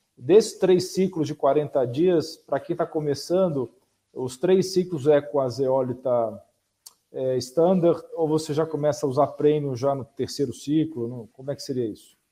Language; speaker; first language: Portuguese; native; Portuguese